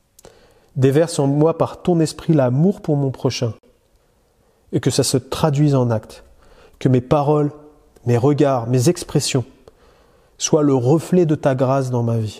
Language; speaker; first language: French; native; French